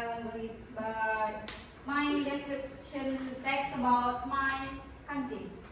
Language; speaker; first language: English; non-native, learner; Indonesian